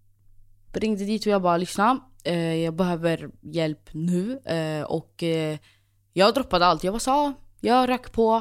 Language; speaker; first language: Swedish; native; Swedish